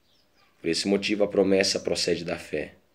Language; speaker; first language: Portuguese; native; Portuguese